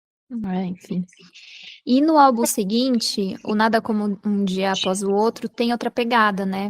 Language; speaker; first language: Portuguese; native; Portuguese